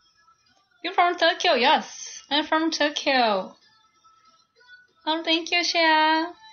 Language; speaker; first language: English; non-native, learner; Japanese